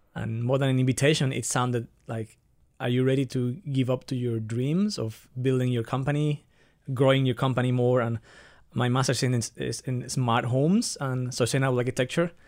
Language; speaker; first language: English; non-native, fluent; Spanish